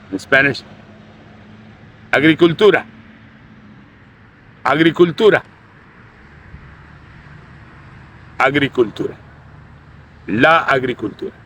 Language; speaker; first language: Spanish; non-native, fluent; Urdu